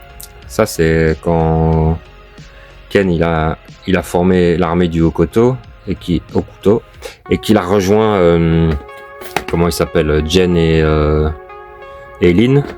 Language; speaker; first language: French; native; French